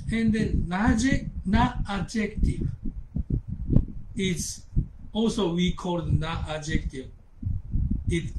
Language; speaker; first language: English; non-native, learner; Japanese